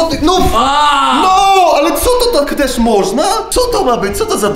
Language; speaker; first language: Polish; native; Polish